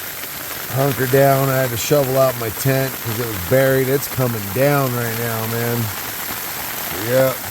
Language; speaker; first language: English; native; English